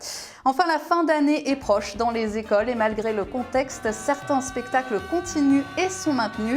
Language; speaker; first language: French; native; French